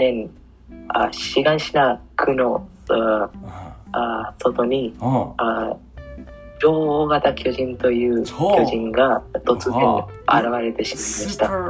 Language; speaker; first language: Japanese; non-native, learner; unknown